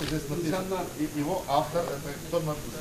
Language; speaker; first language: Russian; non-native, local second language; Romanian